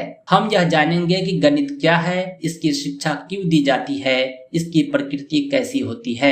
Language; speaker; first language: Hindi; native; Hindi